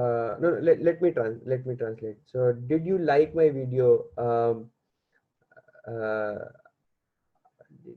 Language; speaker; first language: English; non-native, learner; Hindi